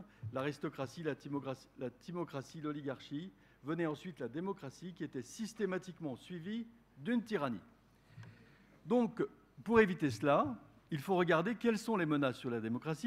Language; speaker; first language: French; native; French